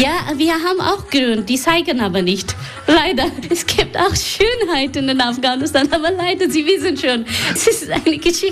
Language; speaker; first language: German; non-native, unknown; Persian